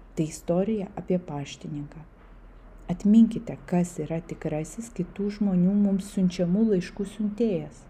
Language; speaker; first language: Lithuanian; non-native, local second language; Russian